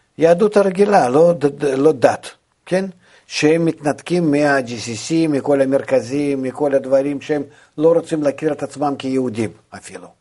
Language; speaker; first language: Hebrew; non-native, fluent; Russian